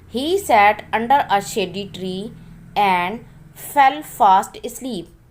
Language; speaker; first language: English; non-native, local second language; Urdu